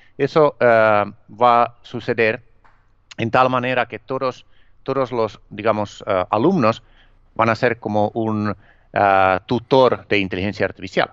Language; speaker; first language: Spanish; non-native, fluent; Finnish